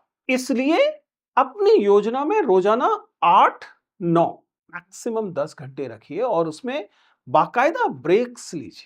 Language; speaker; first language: Hindi; native; Hindi